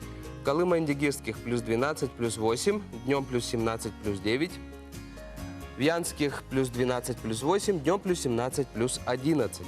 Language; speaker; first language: Russian; native; Russian